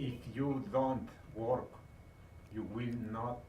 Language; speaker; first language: English; non-native, learner; Spanish